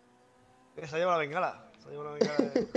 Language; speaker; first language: Spanish; native; Spanish